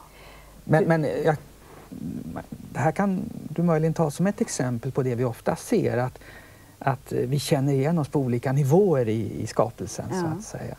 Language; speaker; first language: Swedish; native; Swedish